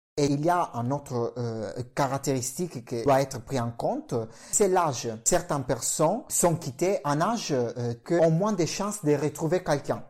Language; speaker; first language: French; non-native, fluent; Italian